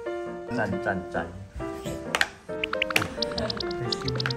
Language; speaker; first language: Chinese; native; Chinese